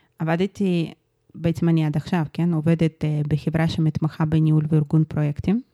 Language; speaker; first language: Hebrew; early bilingual, other home language; Russian